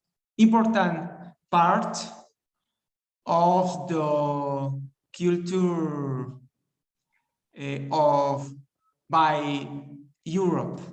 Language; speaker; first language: English; non-native, learner; Spanish